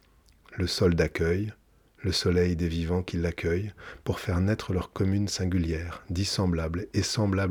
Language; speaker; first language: French; native; French